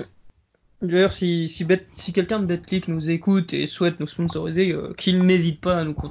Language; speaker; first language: French; native; French